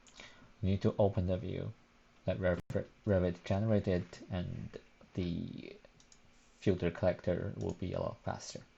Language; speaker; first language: English; non-native, fluent; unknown